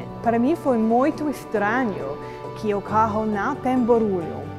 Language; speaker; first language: Portuguese; non-native, fluent; English